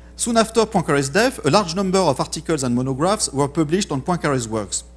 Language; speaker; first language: English; non-native, fluent; French